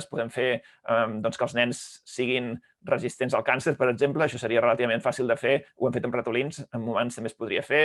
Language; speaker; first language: Catalan; native; Catalan